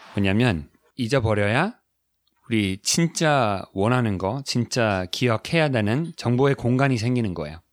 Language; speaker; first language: Korean; non-native, fluent; English